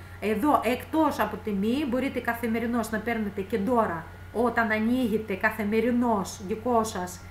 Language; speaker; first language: Greek; non-native, fluent; Russian